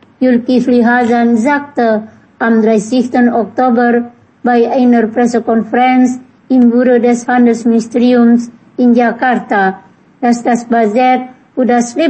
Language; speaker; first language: German; non-native, fluent; Indonesian